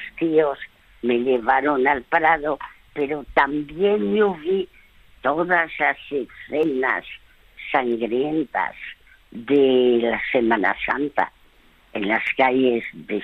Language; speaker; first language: Spanish; early bilingual, other home language; French